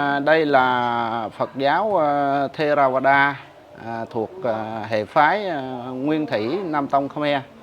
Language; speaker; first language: Vietnamese; non-native, local second language; Khmer